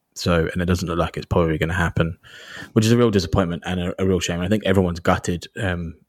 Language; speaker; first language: English; native; English